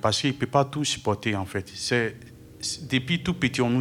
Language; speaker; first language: French; non-native, fluent; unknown